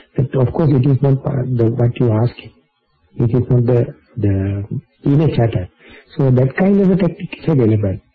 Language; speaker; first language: English; non-native, local second language; Sinhala